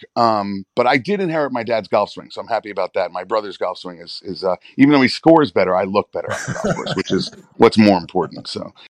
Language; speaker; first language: English; native; English